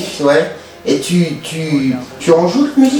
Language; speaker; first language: French; native; French